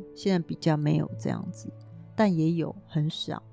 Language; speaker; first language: Chinese; native; Chinese